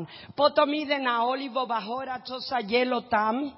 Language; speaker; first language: Czech; non-native, learner; Spanish